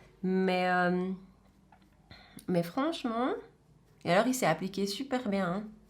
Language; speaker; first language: French; native; French